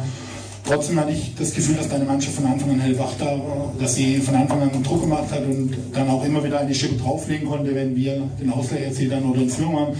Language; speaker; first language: German; native; German